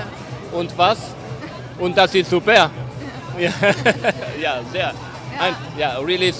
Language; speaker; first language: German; non-native, learner; French